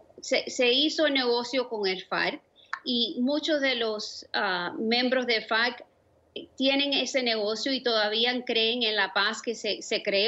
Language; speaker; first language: Spanish; early bilingual, other home language; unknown